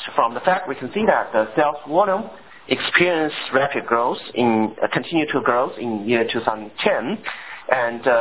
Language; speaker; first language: English; non-native, fluent; Chinese